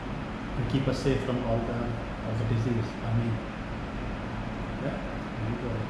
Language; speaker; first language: English; non-native, local second language; Urdu